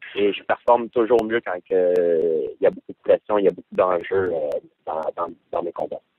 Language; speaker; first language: French; native; French